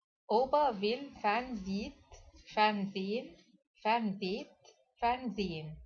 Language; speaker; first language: German; non-native, fluent; Arabic